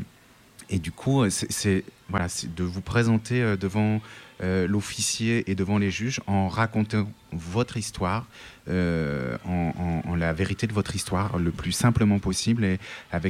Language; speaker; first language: French; native; French